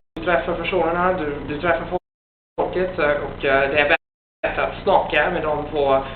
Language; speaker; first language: Swedish; non-native, fluent; Italian